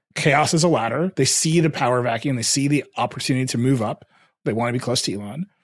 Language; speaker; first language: English; early bilingual, other home language; Hindi